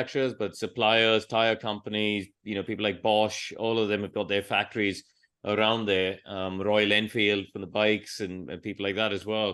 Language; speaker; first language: English; non-native, local second language; Tamil